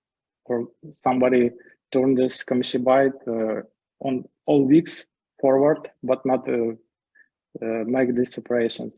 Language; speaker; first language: English; non-native, learner; Ukrainian